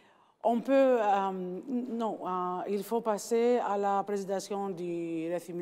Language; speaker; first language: French; non-native, learner; Greek